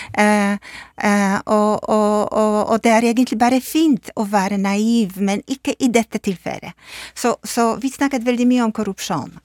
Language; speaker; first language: Norwegian; non-native, fluent; Polish